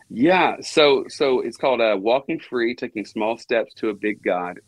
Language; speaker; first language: English; native; English